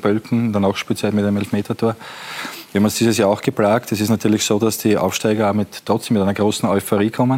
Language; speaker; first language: German; native; German